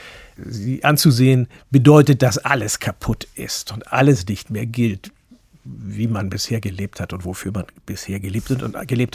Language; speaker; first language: German; native; German